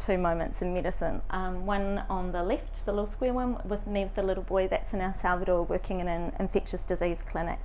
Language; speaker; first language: English; native; English